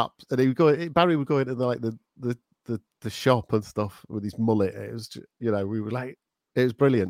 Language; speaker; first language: English; native; English